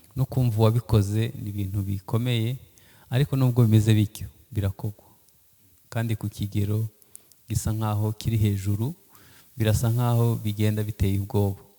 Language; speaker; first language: Kinyarwanda; early bilingual, heritage; Kinyarwanda